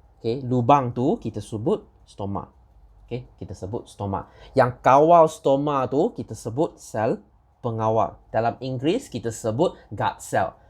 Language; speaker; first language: Malay; non-native, local second language; Chinese